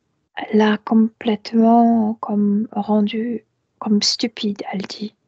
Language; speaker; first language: French; non-native, fluent; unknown